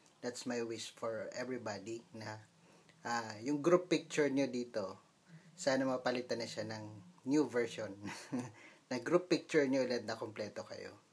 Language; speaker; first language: Filipino; native; Filipino